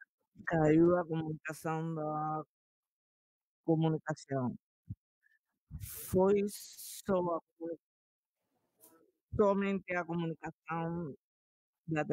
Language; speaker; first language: Portuguese; non-native, fluent; Spanish